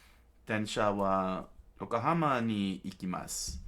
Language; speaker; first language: Japanese; non-native, learner; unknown